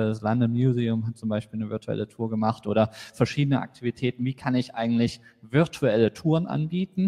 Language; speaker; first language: German; native; German